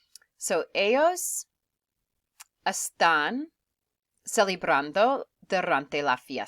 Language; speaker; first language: Spanish; non-native, fluent; English